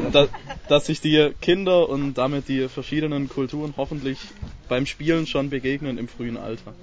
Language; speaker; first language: German; native; German